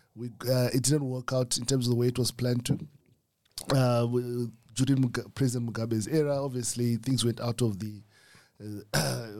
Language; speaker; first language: English; non-native, local second language; Shona